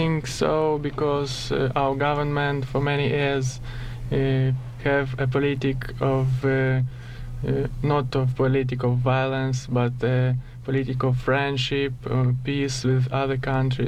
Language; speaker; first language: English; non-native, learner; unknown